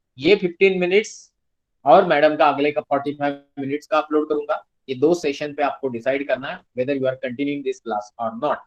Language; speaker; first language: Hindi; non-native, local second language; Marathi